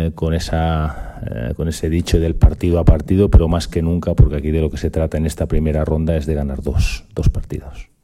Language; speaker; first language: Spanish; native; Spanish